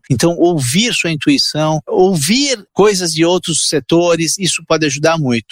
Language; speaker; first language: Portuguese; early bilingual, other home language; Italian